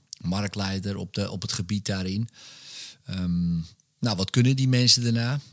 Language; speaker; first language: Dutch; native; Dutch